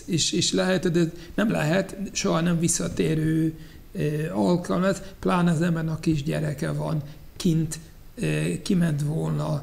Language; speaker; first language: Hungarian; non-native, fluent; English